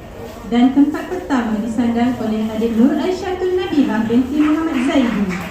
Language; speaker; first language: Malay; native; Malay